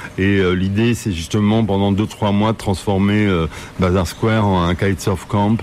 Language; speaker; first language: French; native; French